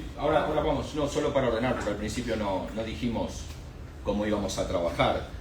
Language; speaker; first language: Spanish; native; Spanish